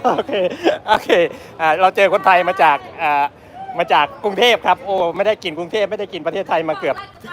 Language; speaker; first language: Thai; native; Thai